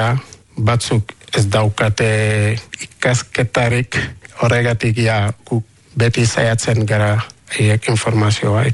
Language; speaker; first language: Basque; non-native, learner; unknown